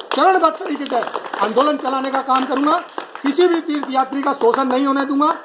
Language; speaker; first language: Hindi; native; Hindi